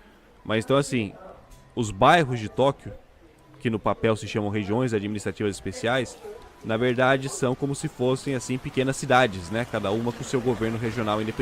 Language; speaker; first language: Portuguese; native; Portuguese